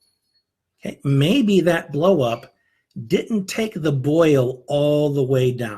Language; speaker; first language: English; native; English